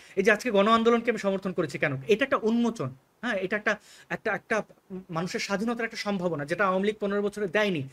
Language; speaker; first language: Bangla; native; Bangla